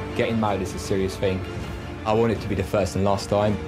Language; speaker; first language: English; non-native, fluent; Polish